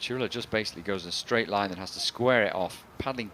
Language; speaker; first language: English; native; English